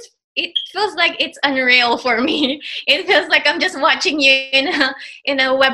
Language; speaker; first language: English; non-native, local second language; Filipino